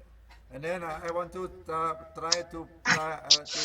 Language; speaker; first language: English; non-native, learner; Sasak